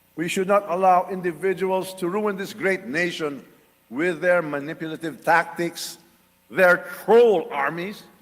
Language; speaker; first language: English; non-native, local second language; Filipino